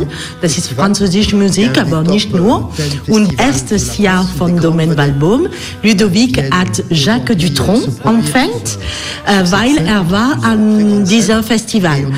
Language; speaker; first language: German; non-native, learner; French